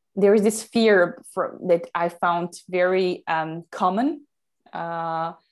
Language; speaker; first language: English; non-native, fluent; Slovak